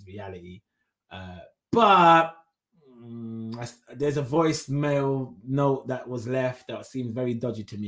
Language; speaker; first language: English; native; English